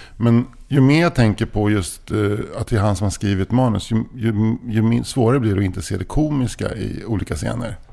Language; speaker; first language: Swedish; native; Swedish